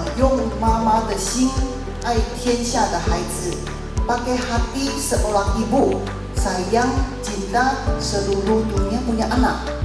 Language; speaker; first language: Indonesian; non-native, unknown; Chinese